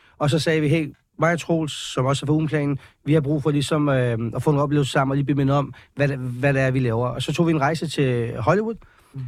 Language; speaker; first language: Danish; early bilingual, other home language; Persian